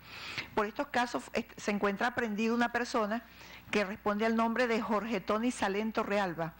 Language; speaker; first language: Spanish; native; Spanish